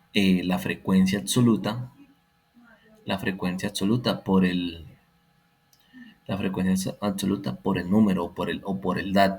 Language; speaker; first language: Spanish; native; Spanish